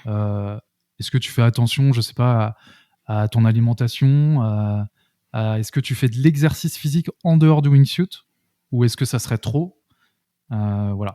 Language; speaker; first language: French; native; French